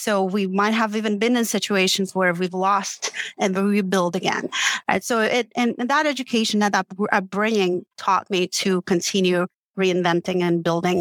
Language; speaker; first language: English; non-native, fluent; Uzbek